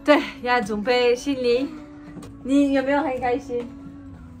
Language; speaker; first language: Chinese; non-native, fluent; French